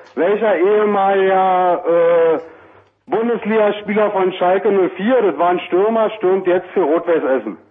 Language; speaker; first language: German; native; German